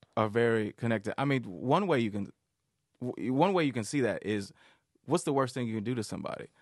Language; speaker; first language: English; native; English